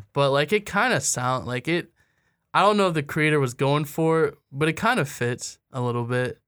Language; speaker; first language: English; native; English